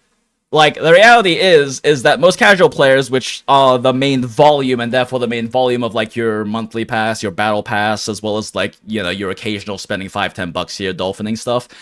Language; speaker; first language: English; native; English